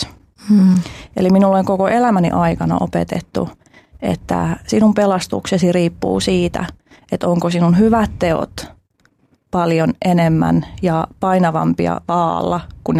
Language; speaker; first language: Finnish; early bilingual, other home language; Albanian